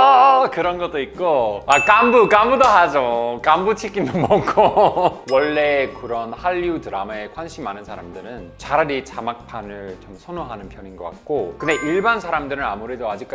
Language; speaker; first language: Korean; non-native, fluent; English